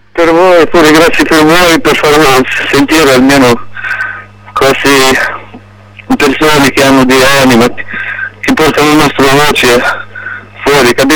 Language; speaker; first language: Italian; non-native, local second language; Arabic